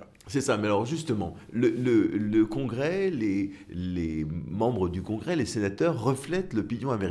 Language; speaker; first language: French; native; French